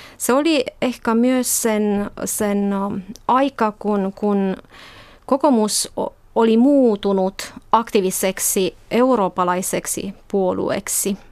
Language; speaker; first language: Finnish; non-native, fluent; Romanian